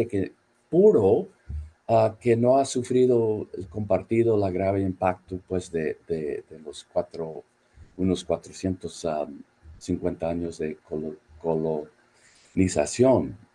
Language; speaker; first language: Spanish; non-native, fluent; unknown